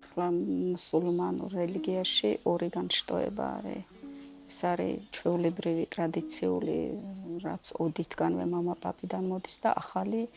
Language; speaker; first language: Georgian; non-native, local second language; Chechen